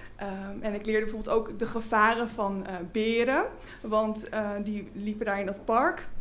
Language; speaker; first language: Dutch; native; Dutch